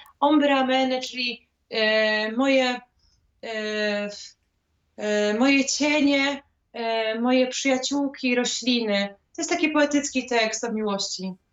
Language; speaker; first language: Polish; native; Polish